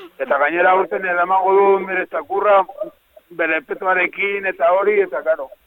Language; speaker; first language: Basque; non-native, local second language; Spanish